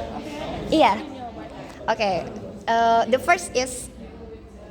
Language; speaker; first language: English; non-native, learner; Indonesian